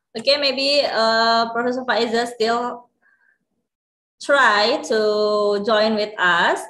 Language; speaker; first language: English; non-native, learner; Indonesian